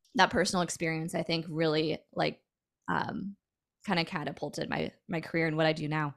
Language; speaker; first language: English; native; English